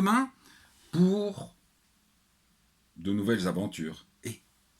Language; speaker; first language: French; native; French